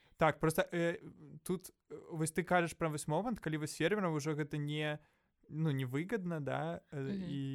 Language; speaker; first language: Belarusian; non-native, local second language; Russian